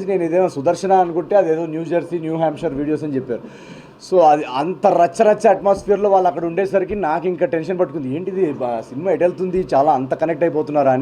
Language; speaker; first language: Telugu; native; Telugu